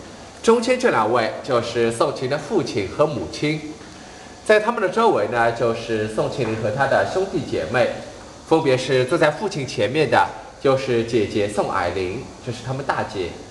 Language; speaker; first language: Chinese; native; Chinese